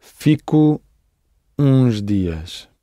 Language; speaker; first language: Portuguese; non-native, learner; English